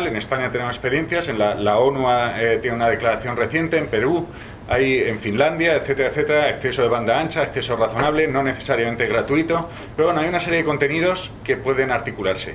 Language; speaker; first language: Spanish; native; Spanish